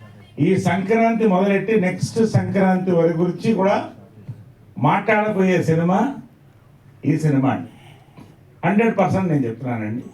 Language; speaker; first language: Telugu; native; Telugu